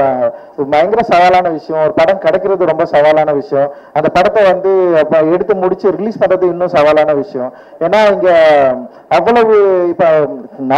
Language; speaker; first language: Tamil; native; Tamil